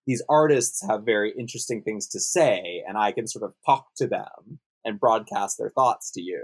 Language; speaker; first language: English; native; English